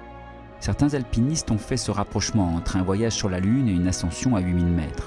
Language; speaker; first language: French; native; French